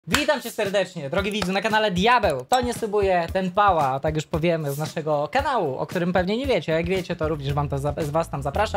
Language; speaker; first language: Polish; native; Polish